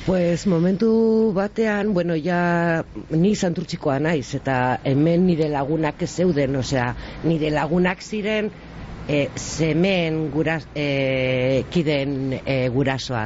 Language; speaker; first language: Basque; non-native, local second language; Spanish